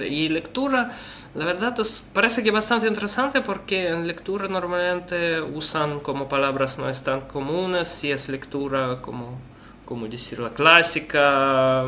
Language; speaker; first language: Spanish; non-native, learner; Russian